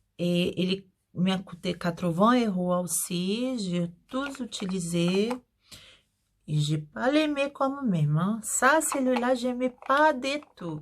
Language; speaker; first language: French; non-native, learner; Portuguese